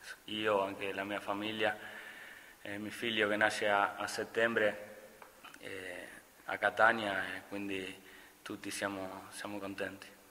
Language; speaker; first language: Italian; non-native, fluent; Spanish